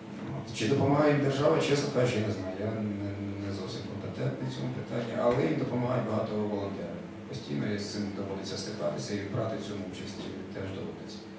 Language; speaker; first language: Ukrainian; native; Ukrainian